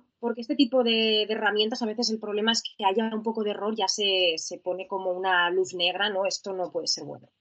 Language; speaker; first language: Spanish; native; Spanish